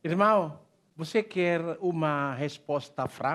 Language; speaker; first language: Portuguese; non-native, learner; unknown